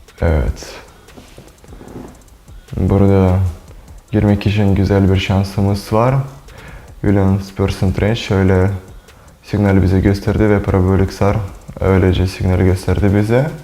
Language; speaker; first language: Turkish; non-native, learner; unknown